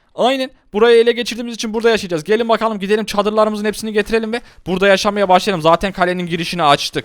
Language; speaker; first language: Turkish; native; Turkish